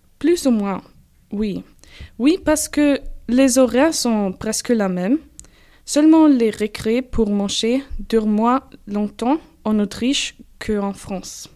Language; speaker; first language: French; non-native, learner; German